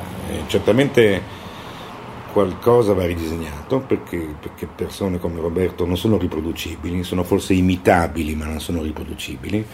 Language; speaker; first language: Italian; native; Italian